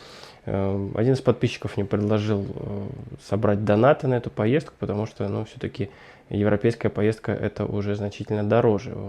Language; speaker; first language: Russian; native; Russian